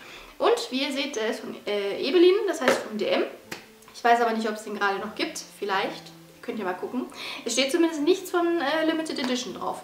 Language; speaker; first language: German; native; German